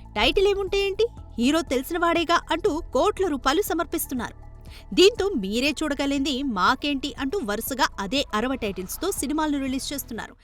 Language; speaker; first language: Telugu; native; Telugu